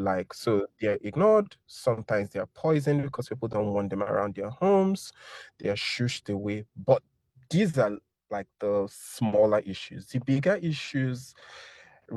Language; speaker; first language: English; non-native, local second language; Igbo